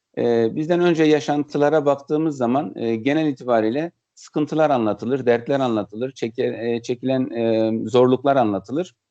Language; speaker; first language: Turkish; native; Turkish